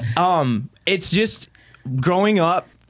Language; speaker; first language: English; native; English